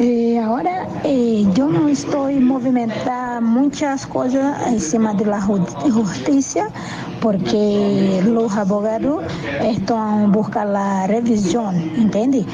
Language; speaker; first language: Spanish; non-native, learner; Portuguese